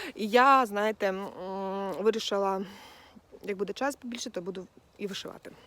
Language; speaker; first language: Ukrainian; non-native, local second language; Russian